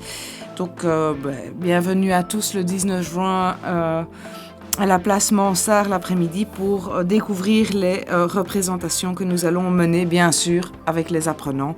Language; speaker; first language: French; native; French